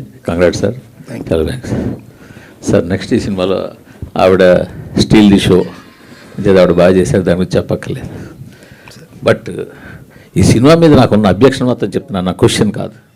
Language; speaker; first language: Telugu; native; Telugu